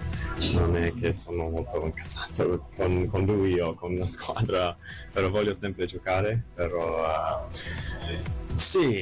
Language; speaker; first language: Italian; non-native, fluent; English